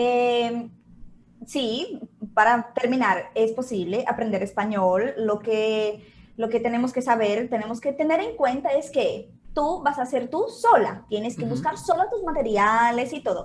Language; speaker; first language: Spanish; non-native, fluent; Portuguese